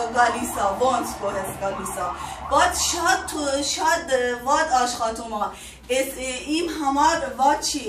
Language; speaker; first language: Armenian; non-native, learner; Persian